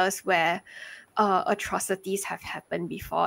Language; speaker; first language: English; early bilingual, other home language; Chinese